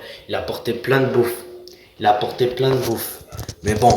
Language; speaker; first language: French; native; French